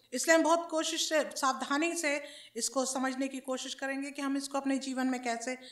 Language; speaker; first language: Hindi; native; Hindi